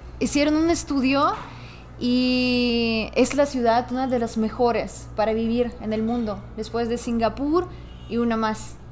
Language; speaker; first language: Spanish; non-native, fluent; Russian